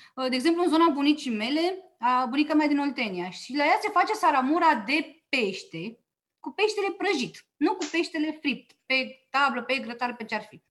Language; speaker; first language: Romanian; native; Romanian